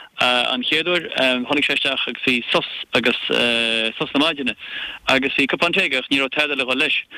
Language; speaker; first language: Irish; native; Irish